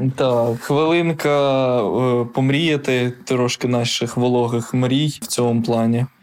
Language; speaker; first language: Ukrainian; non-native, local second language; Russian